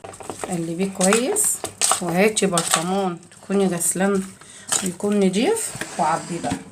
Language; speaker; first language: Arabic; native; Arabic